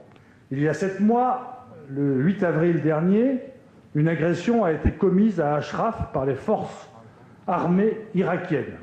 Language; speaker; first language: French; native; French